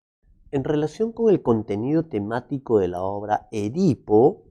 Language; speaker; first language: Spanish; native; Spanish